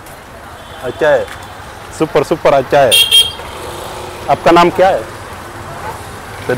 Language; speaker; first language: Hindi; non-native, learner; Arabic